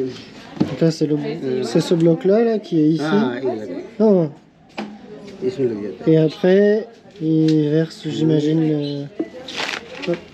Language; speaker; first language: French; native; French